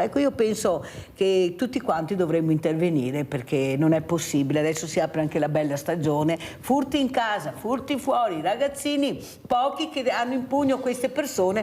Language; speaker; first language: Italian; native; Italian